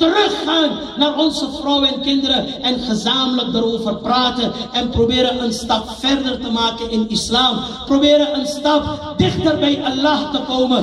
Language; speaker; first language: Dutch; non-native, local second language; Urdu